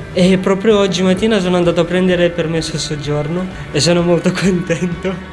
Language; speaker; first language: Italian; non-native, fluent; Romanian